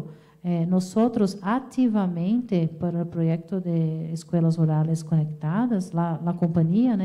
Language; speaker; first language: Spanish; non-native, fluent; Portuguese